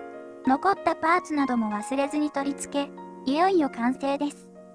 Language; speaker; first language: Japanese; native; Japanese